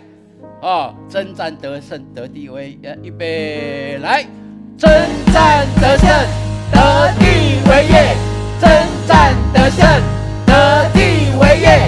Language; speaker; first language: Chinese; native; Chinese